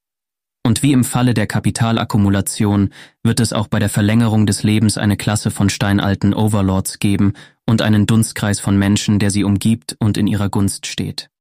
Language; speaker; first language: German; native; German